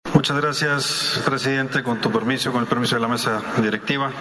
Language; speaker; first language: Spanish; native; Spanish